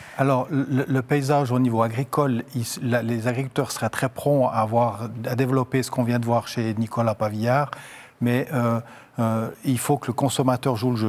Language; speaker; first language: French; native; French